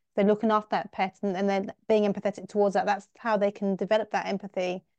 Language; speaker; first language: English; native; English